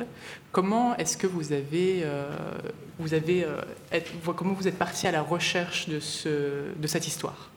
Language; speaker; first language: French; native; French